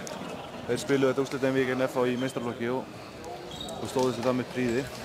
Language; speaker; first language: Icelandic; native; Icelandic